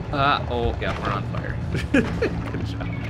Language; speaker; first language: English; native; English